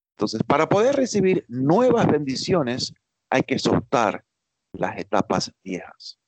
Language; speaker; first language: Spanish; early bilingual, heritage; Spanish